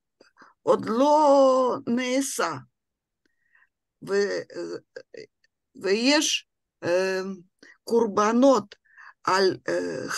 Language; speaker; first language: Hebrew; non-native, fluent; Russian